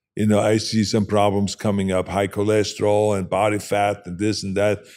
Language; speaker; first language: English; non-native, fluent; German